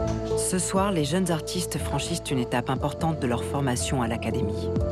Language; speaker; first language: French; native; French